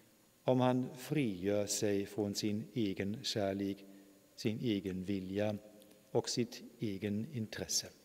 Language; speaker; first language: Swedish; non-native, fluent; German